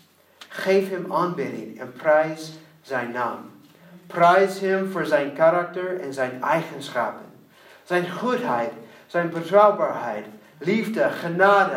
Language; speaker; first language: Dutch; non-native, learner; English